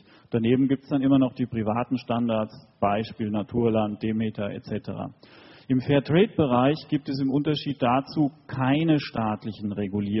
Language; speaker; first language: German; native; German